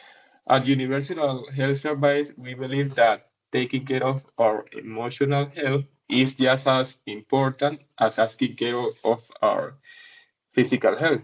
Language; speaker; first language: English; non-native, learner; Spanish